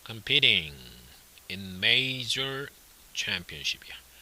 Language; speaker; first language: English; non-native, fluent; Korean